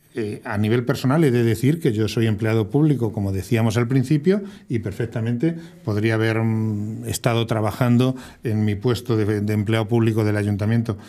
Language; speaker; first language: Spanish; native; Spanish